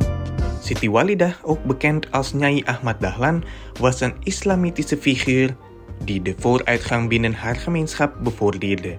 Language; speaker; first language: Dutch; non-native, fluent; Indonesian